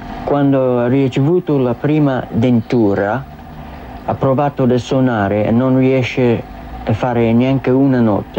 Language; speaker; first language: Italian; non-native, learner; English